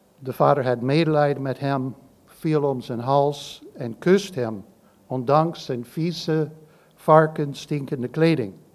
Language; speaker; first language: Dutch; non-native, fluent; English